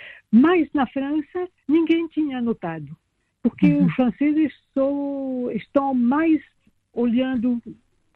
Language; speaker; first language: Portuguese; non-native, fluent; French